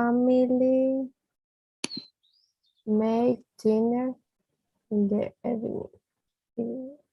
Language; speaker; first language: English; non-native, learner; Portuguese